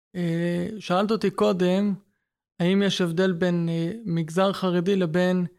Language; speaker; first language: Hebrew; non-native, fluent; Russian